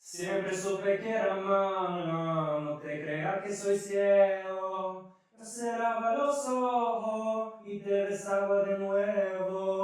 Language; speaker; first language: Spanish; non-native, fluent; English